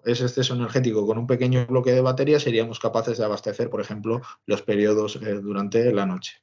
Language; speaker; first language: Spanish; native; Spanish